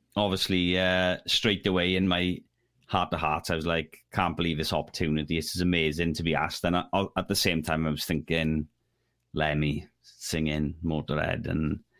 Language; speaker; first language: English; native; English